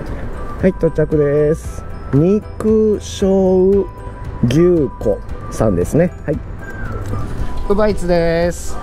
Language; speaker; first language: Japanese; native; Japanese